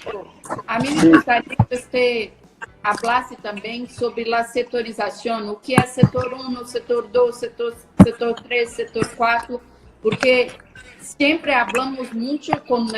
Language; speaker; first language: Spanish; non-native, learner; Portuguese